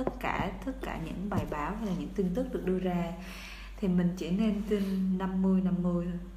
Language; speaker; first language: Vietnamese; native; Vietnamese